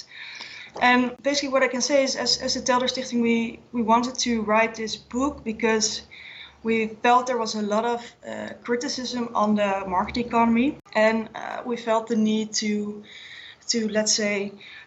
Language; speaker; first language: English; non-native, fluent; Dutch